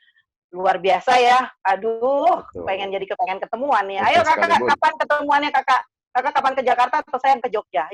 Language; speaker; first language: Indonesian; native; Indonesian